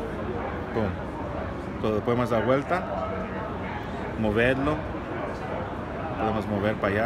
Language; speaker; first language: Spanish; early bilingual, heritage; Spanish